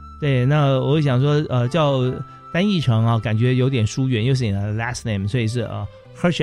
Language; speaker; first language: Chinese; native; Chinese